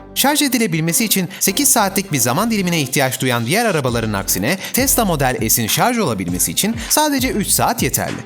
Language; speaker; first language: Turkish; native; Turkish